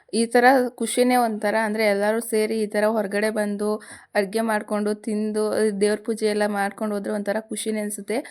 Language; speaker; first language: Kannada; non-native, local second language; Lambadi